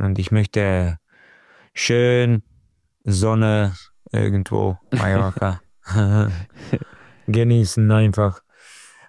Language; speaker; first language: German; non-native, learner; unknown